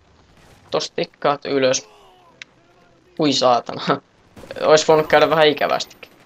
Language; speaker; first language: Finnish; native; Finnish